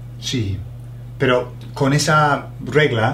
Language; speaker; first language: Spanish; non-native, fluent; English